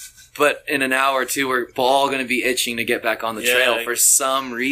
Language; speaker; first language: English; native; English